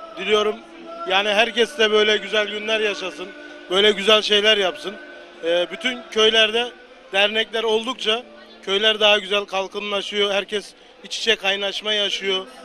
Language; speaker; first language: Turkish; native; Turkish